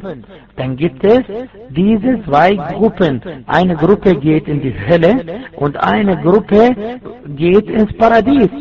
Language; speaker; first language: German; non-native, fluent; Arabic